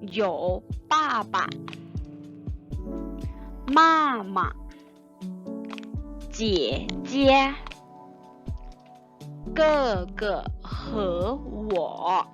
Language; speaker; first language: Chinese; non-native, fluent; Thai